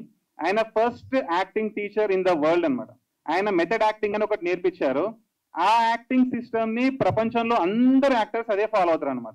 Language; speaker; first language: Telugu; native; Telugu